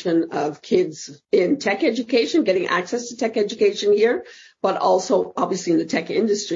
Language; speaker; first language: English; native; English